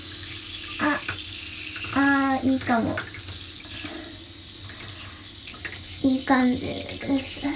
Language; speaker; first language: Japanese; native; Japanese